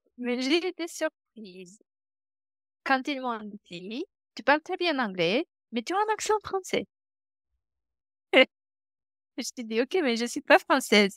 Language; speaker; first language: French; non-native, fluent; Romanian